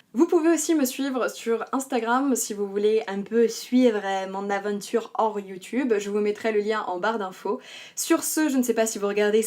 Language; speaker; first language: French; native; French